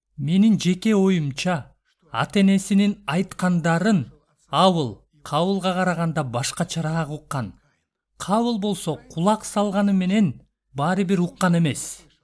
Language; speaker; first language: Kyrgyz; non-native, local second language; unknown